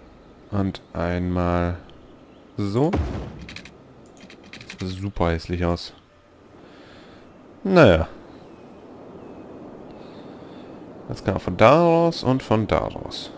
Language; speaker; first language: German; native; German